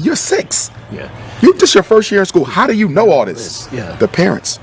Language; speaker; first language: English; native; English